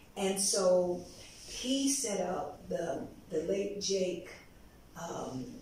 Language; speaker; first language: English; native; English